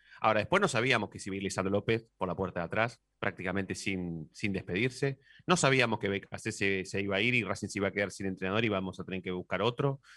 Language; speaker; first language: Spanish; native; Spanish